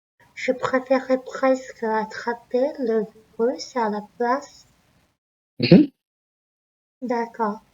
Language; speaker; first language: French; non-native, learner; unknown